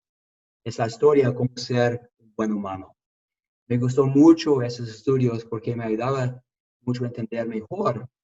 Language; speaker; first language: Spanish; non-native, fluent; English